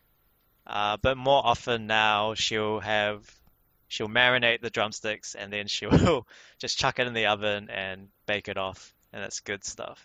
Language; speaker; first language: English; native; English